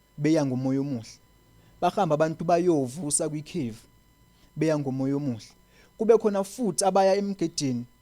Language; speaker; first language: Zulu; non-native, local second language; Swati